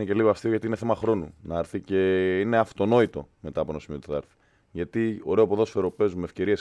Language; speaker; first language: Greek; native; Greek